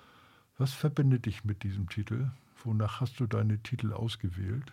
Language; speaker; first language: German; native; German